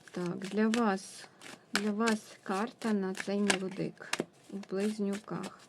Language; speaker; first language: Ukrainian; non-native, local second language; Russian